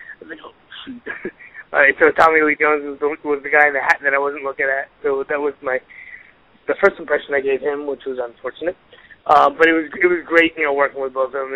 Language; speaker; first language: English; native; English